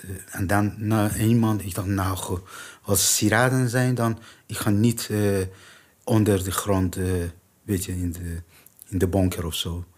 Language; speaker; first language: Dutch; non-native, learner; Persian